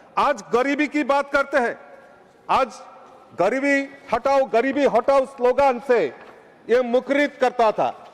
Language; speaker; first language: Hindi; non-native, local second language; Bangla